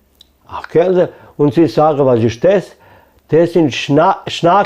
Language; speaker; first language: German; early bilingual, heritage; German